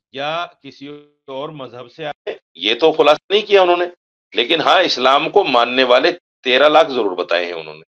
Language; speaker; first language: Hindi; native; Hindi